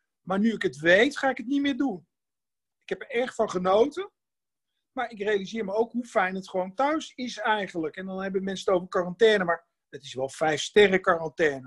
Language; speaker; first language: Dutch; native; Dutch